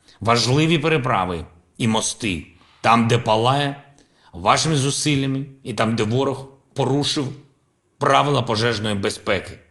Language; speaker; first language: Ukrainian; non-native, local second language; Russian